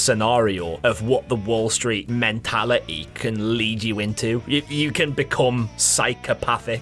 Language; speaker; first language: English; native; English